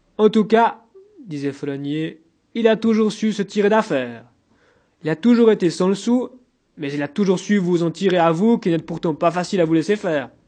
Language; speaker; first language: French; native; French